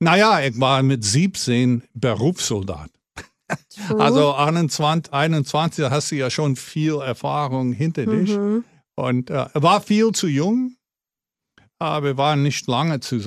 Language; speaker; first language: German; non-native, fluent; English